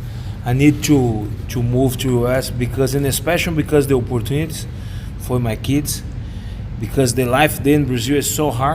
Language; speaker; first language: English; non-native, learner; Portuguese